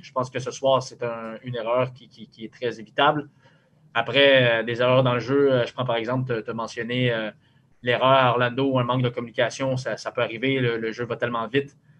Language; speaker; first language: French; native; French